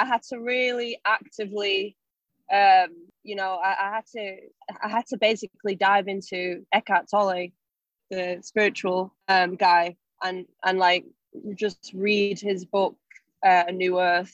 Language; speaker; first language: English; native; English